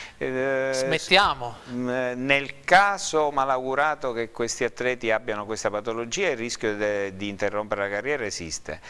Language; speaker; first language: Italian; native; Italian